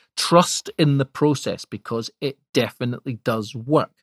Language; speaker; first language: English; native; English